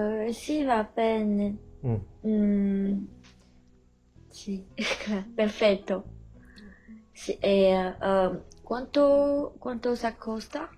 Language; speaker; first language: Italian; non-native, learner; Chinese